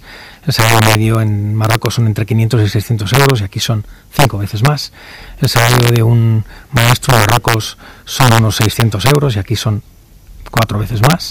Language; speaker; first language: Spanish; native; Spanish